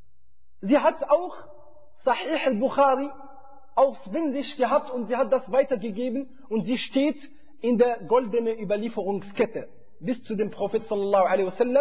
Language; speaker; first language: German; non-native, fluent; Arabic